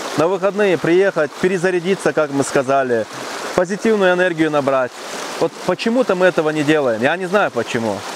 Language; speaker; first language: Russian; non-native, local second language; Chechen